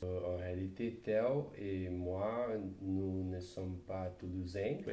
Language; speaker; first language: French; non-native, learner; Portuguese